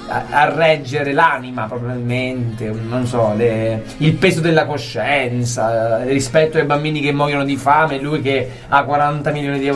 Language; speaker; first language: Italian; native; Italian